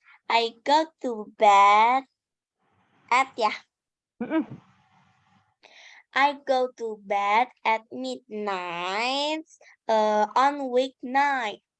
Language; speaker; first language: English; non-native, learner; Indonesian